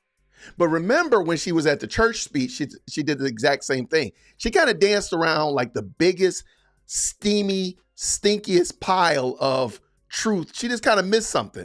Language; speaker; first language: English; native; English